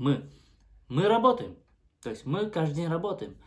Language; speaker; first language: Russian; non-native, local second language; Kazakh